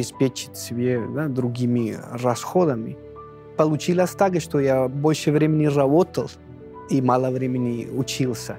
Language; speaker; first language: Russian; non-native, fluent; Spanish